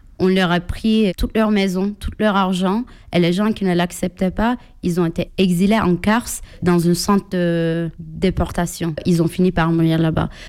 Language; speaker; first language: French; non-native, fluent; Turkish